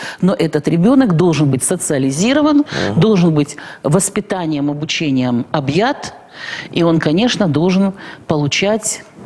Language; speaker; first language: Russian; native; Russian